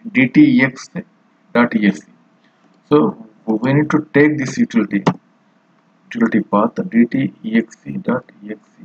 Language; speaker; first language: English; non-native, local second language; Telugu